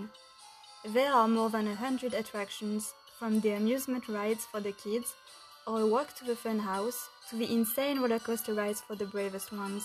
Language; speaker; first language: English; non-native, fluent; French